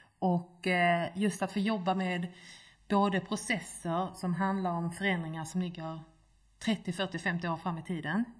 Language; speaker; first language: Swedish; native; Swedish